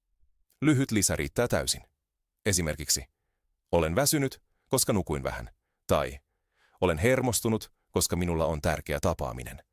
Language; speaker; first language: Finnish; non-native, fluent; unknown